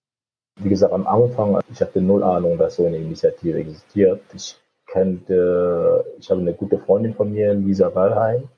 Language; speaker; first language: German; non-native, fluent; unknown